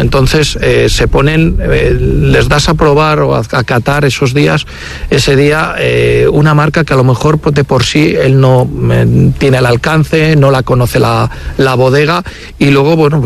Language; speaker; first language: Spanish; native; Spanish